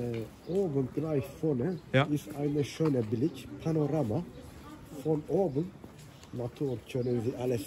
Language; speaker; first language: German; non-native, learner; Turkish